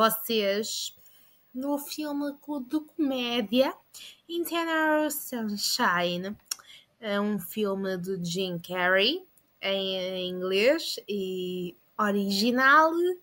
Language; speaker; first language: Portuguese; non-native, learner; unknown